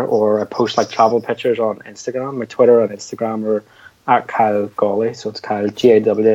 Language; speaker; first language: English; native; English